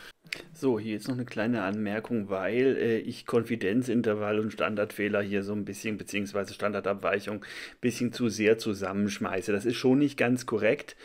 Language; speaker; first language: German; native; German